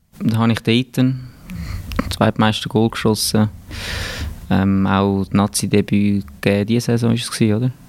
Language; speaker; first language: German; native; German